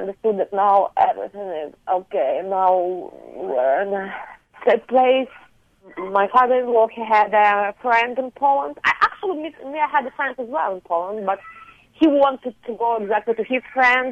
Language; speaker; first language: English; non-native, fluent; Ukrainian